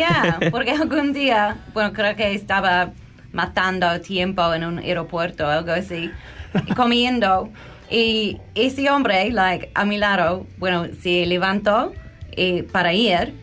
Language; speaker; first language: Spanish; non-native, learner; English